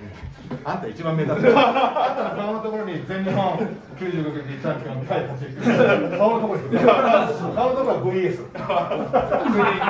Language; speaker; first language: Japanese; native; Japanese